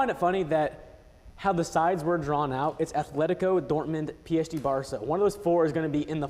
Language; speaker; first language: English; native; English